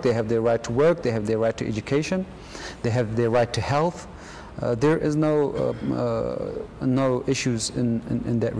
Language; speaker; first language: English; non-native, fluent; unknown